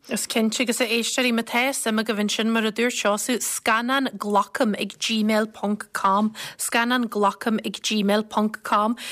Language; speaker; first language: Irish; native; Irish